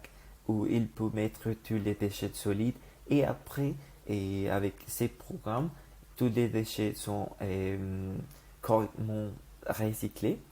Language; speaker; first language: French; non-native, learner; Spanish